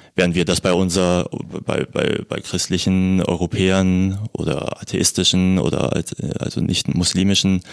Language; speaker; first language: German; native; German